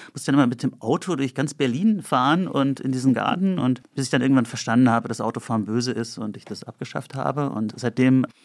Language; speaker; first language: German; native; German